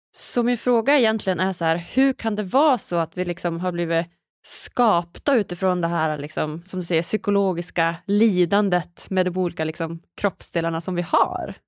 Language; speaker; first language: Swedish; native; Swedish